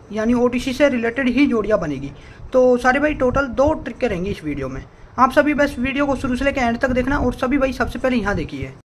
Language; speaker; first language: Hindi; native; Hindi